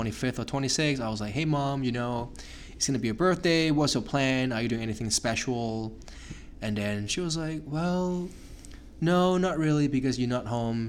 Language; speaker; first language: English; non-native, local second language; Cantonese